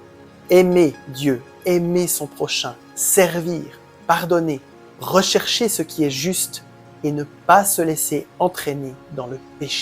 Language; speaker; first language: French; native; French